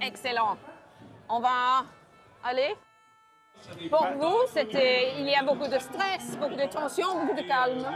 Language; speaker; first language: French; non-native, learner; English